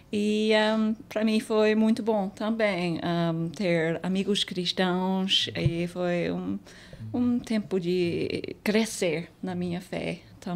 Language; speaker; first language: Portuguese; non-native, fluent; English